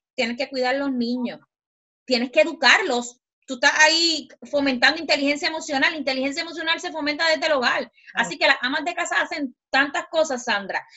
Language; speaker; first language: Spanish; native; Spanish